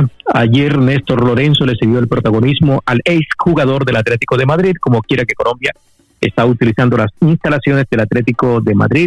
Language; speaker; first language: Spanish; native; Spanish